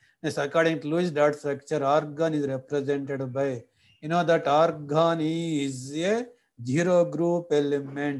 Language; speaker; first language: English; non-native, local second language; Telugu